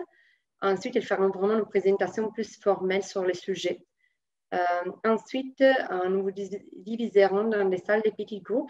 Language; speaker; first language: French; native; French